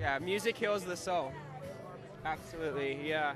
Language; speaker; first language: English; native; English